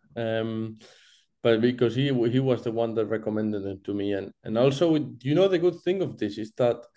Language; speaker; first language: English; non-native, fluent; Spanish